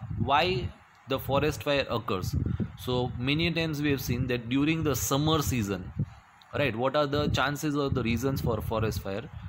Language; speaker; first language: English; non-native, local second language; Gujarati